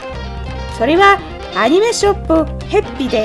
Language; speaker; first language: Japanese; non-native, fluent; Russian